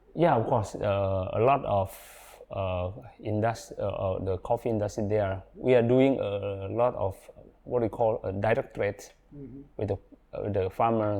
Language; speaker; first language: English; non-native, learner; Indonesian